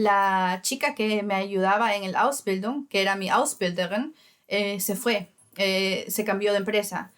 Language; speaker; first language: Spanish; early bilingual, heritage; Spanish